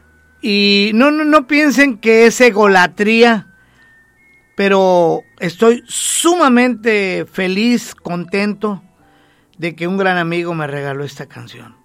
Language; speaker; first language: Spanish; native; Spanish